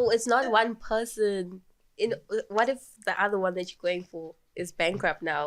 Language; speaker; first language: English; non-native, local second language; Swati